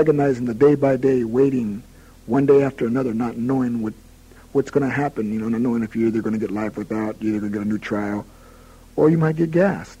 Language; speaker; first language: English; native; English